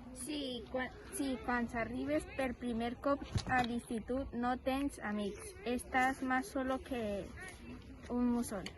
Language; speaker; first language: Catalan; non-native, learner; Spanish